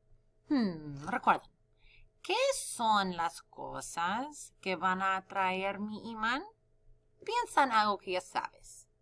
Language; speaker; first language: Spanish; non-native, fluent; English